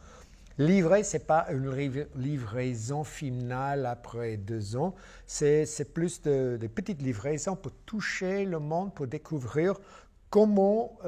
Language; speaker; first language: French; non-native, fluent; English